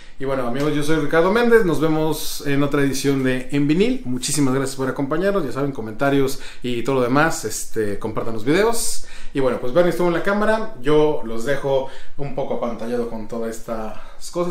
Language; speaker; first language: Spanish; native; Spanish